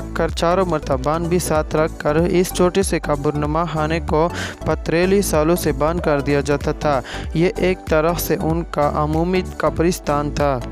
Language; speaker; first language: Urdu; native; Urdu